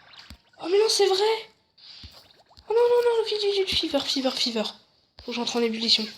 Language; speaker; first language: French; native; French